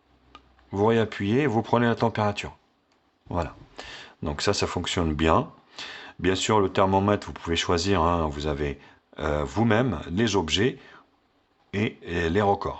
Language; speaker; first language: French; native; French